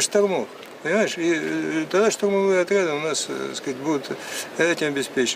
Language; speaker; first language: Russian; native; Russian